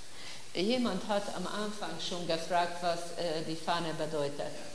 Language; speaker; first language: German; non-native, fluent; Hungarian